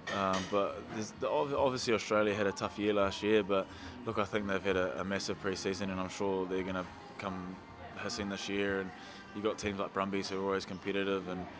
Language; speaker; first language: English; native; English